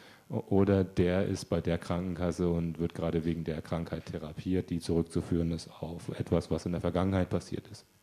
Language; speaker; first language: German; native; German